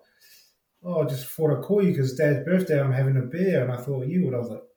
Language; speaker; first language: English; native; English